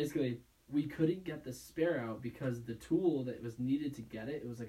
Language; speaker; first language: English; native; English